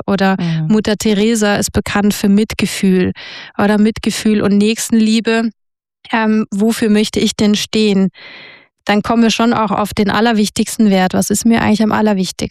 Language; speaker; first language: German; native; German